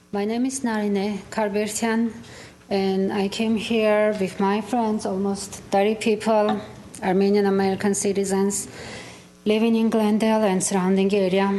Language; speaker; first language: English; non-native, fluent; Armenian